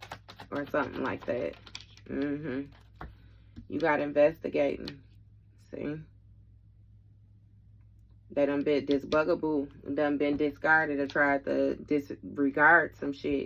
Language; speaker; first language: English; native; English